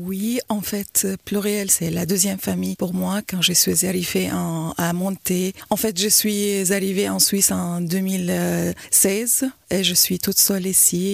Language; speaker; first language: French; non-native, learner; Arabic